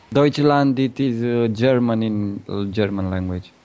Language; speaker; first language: English; non-native, learner; Romanian